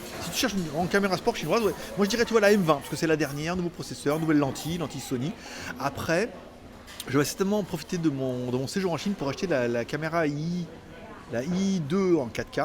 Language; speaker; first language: French; native; French